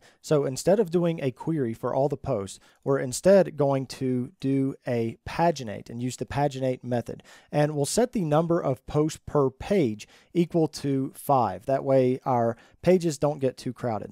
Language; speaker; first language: English; native; English